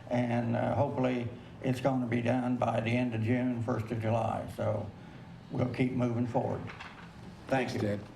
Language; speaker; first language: English; native; English